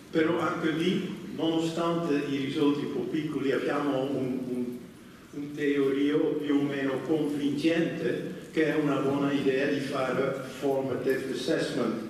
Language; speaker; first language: Italian; non-native, fluent; Dutch